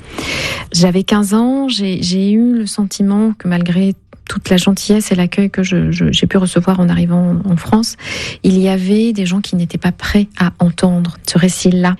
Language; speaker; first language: French; non-native, local second language; Kinyarwanda